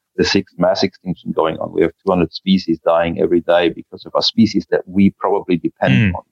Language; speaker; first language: English; non-native, fluent; German